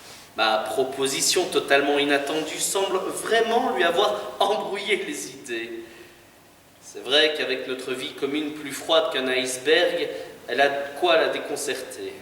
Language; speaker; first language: French; native; French